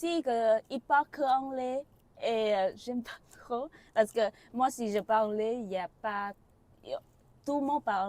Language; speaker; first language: French; non-native, learner; Vietnamese